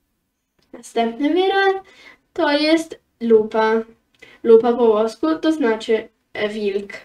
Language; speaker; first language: Polish; early bilingual, heritage; Polish